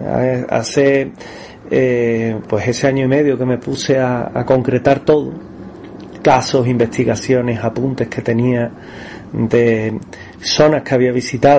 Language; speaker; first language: Spanish; native; Spanish